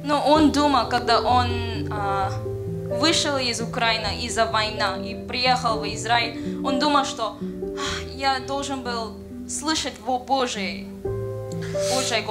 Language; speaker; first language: Russian; non-native, learner; Korean